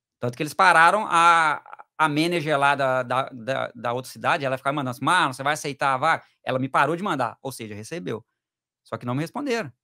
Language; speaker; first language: Portuguese; native; Portuguese